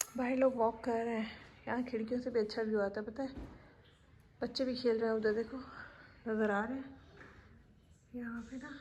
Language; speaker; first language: Urdu; native; Urdu